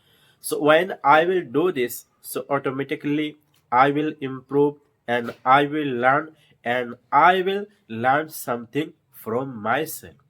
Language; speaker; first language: English; non-native, learner; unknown